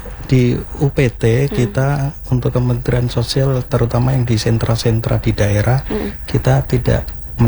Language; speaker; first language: Indonesian; non-native, local second language; Javanese